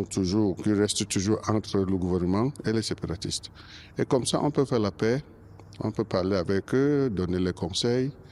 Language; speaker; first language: French; non-native, local second language; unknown